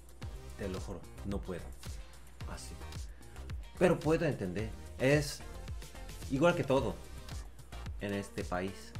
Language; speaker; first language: Spanish; non-native, learner; Korean